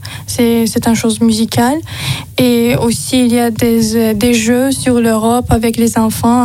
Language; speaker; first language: French; non-native, learner; Azerbaijani